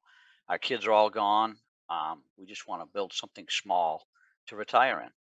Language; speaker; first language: English; native; English